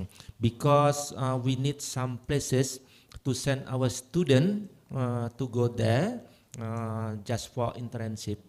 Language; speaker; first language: English; non-native, learner; Indonesian